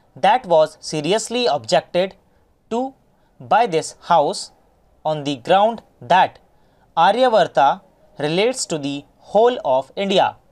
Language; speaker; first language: English; non-native, local second language; Hindi